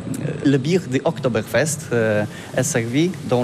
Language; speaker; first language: French; non-native, learner; Polish